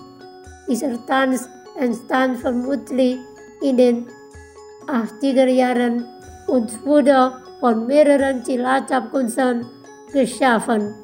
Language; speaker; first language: German; non-native, learner; Indonesian